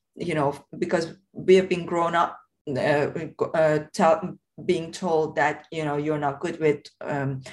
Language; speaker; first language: English; non-native, fluent; Persian